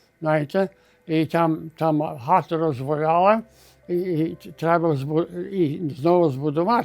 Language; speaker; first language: Ukrainian; early bilingual, heritage; Ukrainian